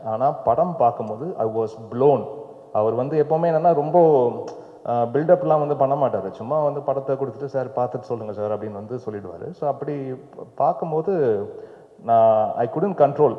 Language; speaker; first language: Tamil; native; Tamil